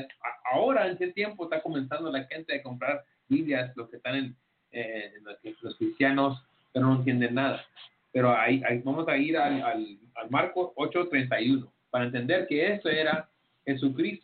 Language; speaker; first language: Spanish; early bilingual, heritage; Spanish